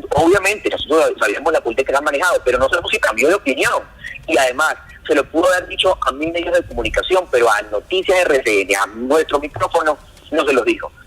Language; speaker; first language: Spanish; native; Spanish